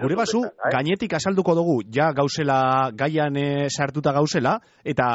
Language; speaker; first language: Basque; native; Basque